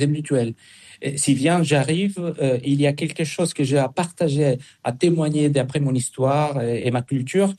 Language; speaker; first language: French; non-native, fluent; Spanish